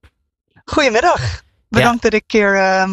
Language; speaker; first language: Dutch; non-native, fluent; English